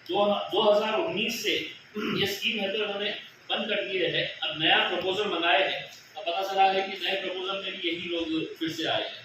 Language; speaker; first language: Hindi; non-native, local second language; Marathi